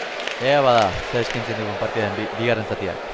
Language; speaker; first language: Basque; native; Basque